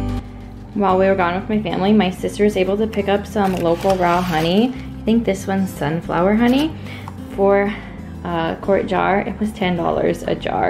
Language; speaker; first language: English; native; English